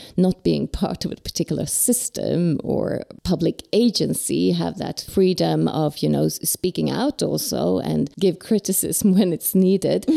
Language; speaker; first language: English; non-native, fluent; Swedish